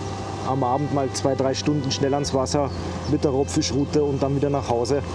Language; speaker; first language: German; native; German